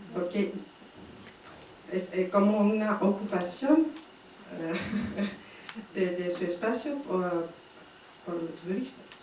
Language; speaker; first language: Spanish; non-native, fluent; French